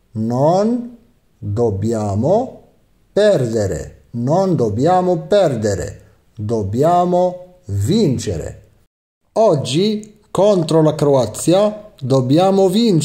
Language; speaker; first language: Italian; non-native, fluent; Arabic